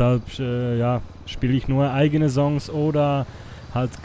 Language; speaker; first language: German; native; German